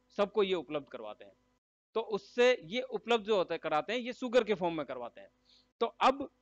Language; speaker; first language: Hindi; native; Hindi